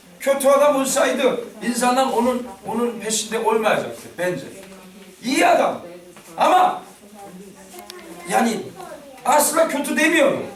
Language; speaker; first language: Turkish; non-native, learner; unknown